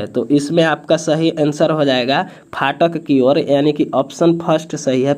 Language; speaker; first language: Hindi; native; Hindi